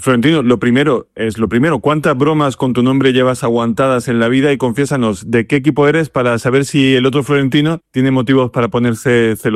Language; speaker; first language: Spanish; native; Spanish